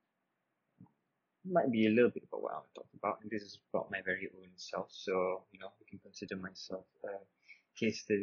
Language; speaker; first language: English; non-native, local second language; Malay